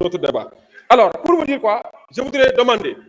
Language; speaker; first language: French; non-native, local second language; Wolof